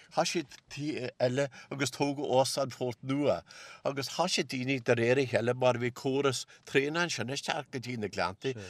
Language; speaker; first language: Irish; native; Irish